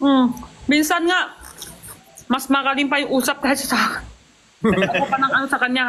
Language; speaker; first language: Filipino; non-native, learner; Chinese